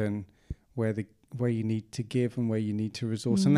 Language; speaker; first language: English; native; English